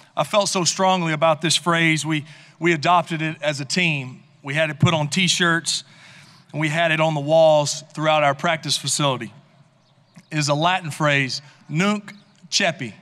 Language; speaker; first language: English; native; English